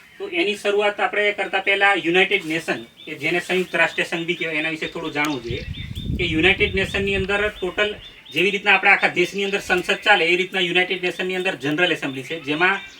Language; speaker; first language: Gujarati; non-native, local second language; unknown